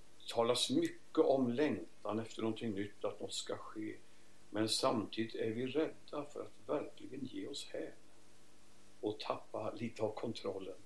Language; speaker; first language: Swedish; native; Swedish